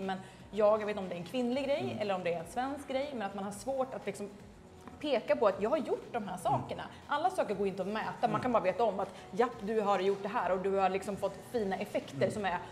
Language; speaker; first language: Swedish; native; Swedish